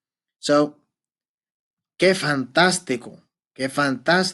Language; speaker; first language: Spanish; non-native, fluent; Arabic